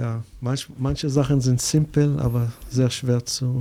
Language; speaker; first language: German; non-native, fluent; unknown